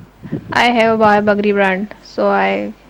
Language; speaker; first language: English; non-native, learner; Hindi